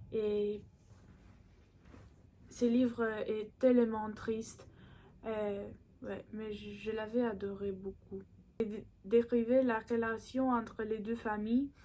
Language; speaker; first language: French; non-native, learner; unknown